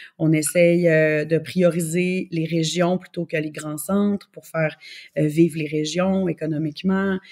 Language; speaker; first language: French; native; French